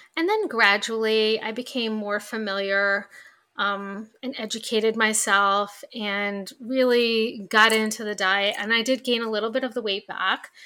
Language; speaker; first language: English; native; English